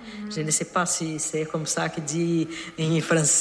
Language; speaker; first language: French; non-native, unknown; Portuguese